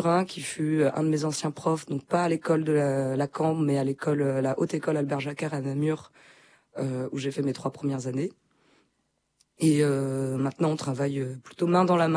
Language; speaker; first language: French; native; French